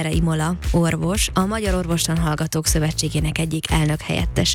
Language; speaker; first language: Hungarian; native; Hungarian